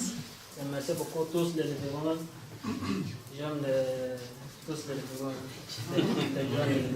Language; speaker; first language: French; non-native, learner; Arabic